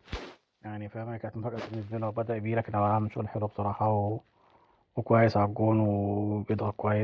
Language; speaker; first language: Arabic; native; Arabic